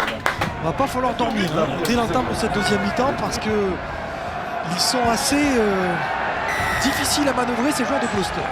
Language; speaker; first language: French; native; French